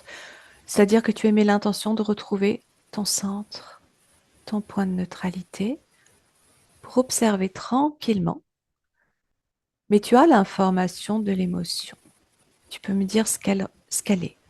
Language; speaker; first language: French; native; French